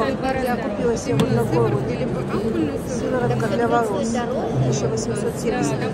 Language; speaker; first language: Russian; native; Russian